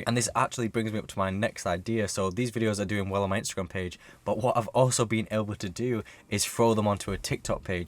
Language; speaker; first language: English; native; English